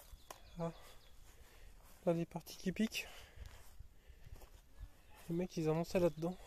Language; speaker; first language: French; native; French